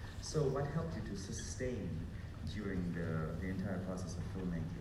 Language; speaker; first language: English; non-native, fluent; Russian